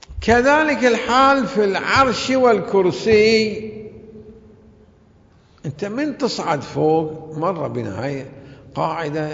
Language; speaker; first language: Arabic; native; Arabic